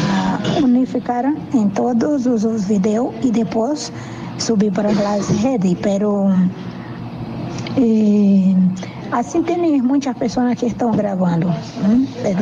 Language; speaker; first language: Spanish; non-native, learner; Portuguese